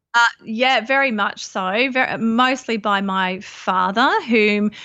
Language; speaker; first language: English; native; English